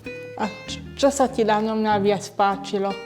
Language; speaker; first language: Slovak; non-native, local second language; Hungarian